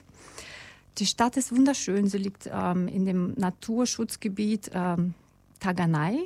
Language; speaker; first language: German; non-native, fluent; Russian